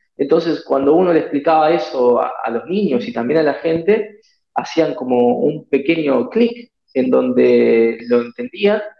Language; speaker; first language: Spanish; native; Spanish